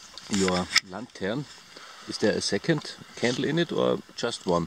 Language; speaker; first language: English; non-native, fluent; German